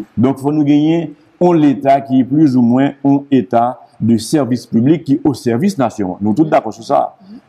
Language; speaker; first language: French; non-native, local second language; Haitian Creole